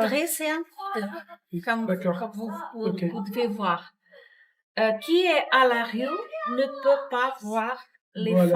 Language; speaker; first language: French; non-native, learner; Portuguese